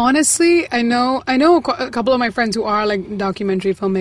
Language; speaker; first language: English; non-native, local second language; Malayalam